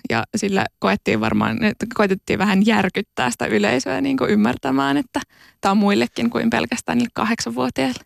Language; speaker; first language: Finnish; native; Finnish